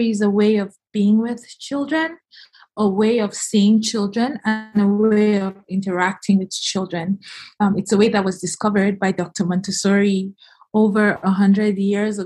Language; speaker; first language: English; non-native, local second language; Igbo